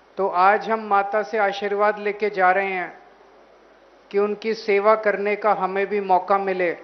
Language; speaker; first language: Hindi; native; Hindi